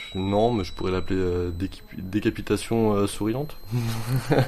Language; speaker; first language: French; native; French